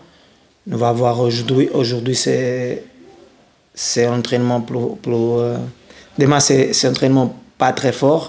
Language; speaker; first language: French; non-native, learner; Portuguese